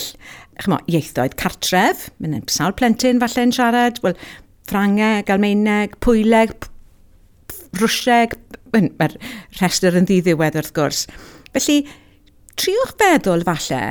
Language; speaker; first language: Welsh; native; Welsh